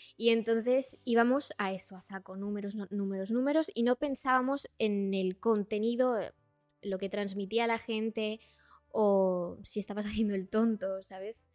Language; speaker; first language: Spanish; early bilingual, other home language; Portuguese